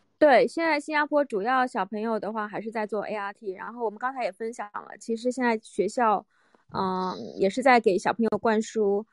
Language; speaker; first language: Chinese; native; Chinese